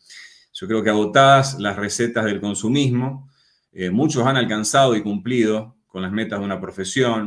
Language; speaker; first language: Spanish; native; Spanish